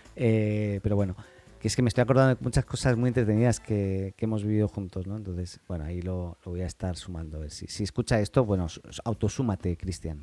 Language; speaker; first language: Spanish; native; Spanish